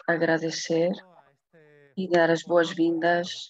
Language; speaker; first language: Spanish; non-native, fluent; Portuguese